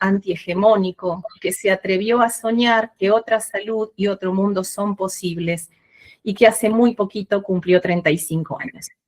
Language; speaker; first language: Spanish; native; Spanish